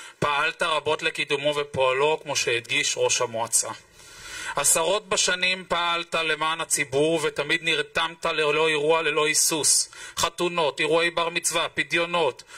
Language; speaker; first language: Hebrew; native; Hebrew